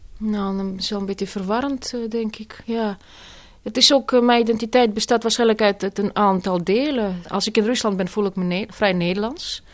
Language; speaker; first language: Dutch; non-native, fluent; Russian